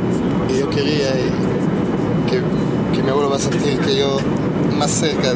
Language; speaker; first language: Spanish; early bilingual, heritage; Hebrew